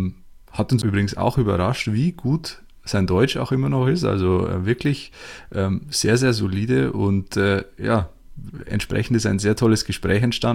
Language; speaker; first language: German; native; German